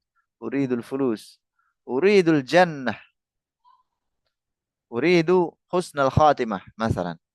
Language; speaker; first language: Arabic; non-native, fluent; Indonesian